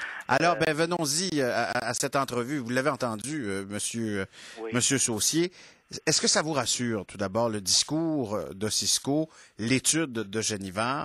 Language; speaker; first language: French; native; French